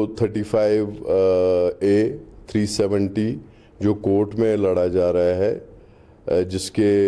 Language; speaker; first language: Hindi; non-native, local second language; Kashmiri